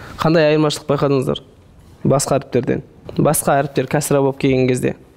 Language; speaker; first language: Kazakh; native; Kazakh